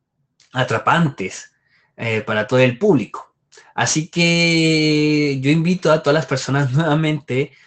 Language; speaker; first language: Spanish; native; Spanish